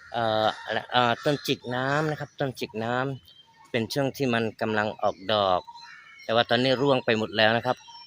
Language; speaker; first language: Thai; non-native, local second language; Malay